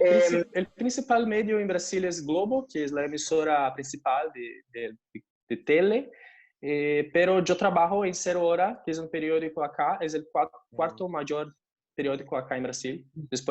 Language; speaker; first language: Spanish; non-native, fluent; Portuguese